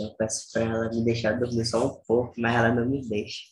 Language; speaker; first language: Portuguese; native; Portuguese